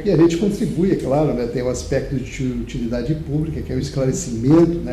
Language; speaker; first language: Portuguese; native; Portuguese